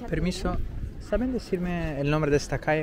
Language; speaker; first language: Spanish; non-native, learner; Portuguese